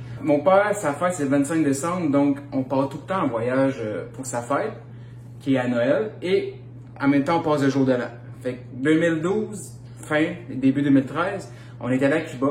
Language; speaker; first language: French; native; French